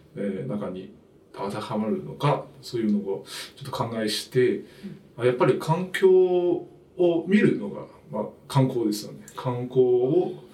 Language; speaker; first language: Japanese; non-native, fluent; Chinese